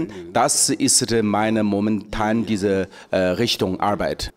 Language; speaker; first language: German; non-native, learner; Chinese